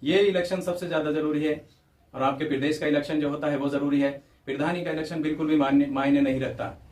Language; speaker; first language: Hindi; native; Hindi